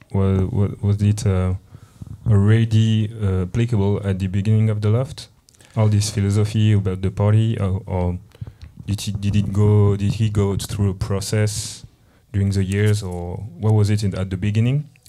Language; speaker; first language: English; non-native, fluent; French